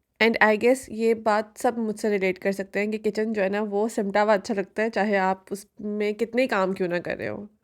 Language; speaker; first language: Urdu; native; Urdu